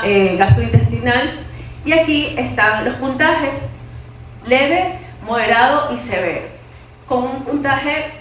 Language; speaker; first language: Spanish; native; Spanish